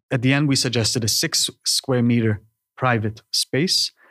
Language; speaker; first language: English; non-native, fluent; Hebrew